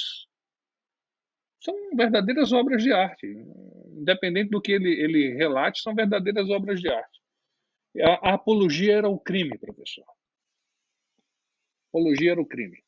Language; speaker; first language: Portuguese; native; Portuguese